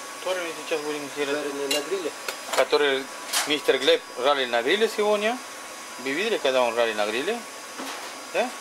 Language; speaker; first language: Russian; non-native, learner; Spanish